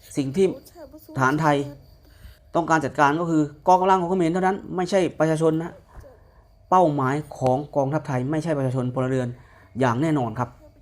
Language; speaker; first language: Thai; native; Thai